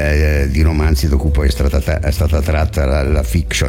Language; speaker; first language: Italian; native; Italian